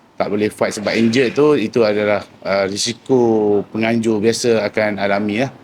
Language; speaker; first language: Malay; native; Malay